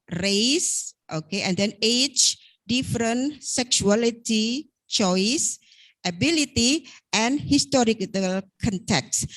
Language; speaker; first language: English; non-native, fluent; Indonesian